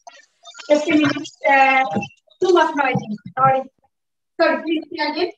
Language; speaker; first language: English; non-native, learner; Bangla